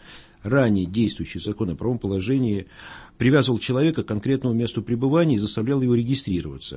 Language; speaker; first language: Russian; native; Russian